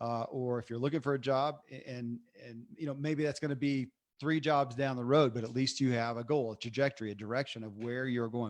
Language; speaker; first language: English; native; English